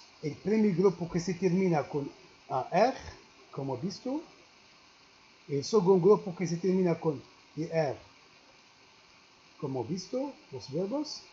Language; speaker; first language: Spanish; non-native, learner; Arabic